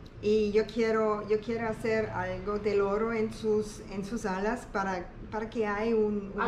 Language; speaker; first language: Spanish; non-native, learner; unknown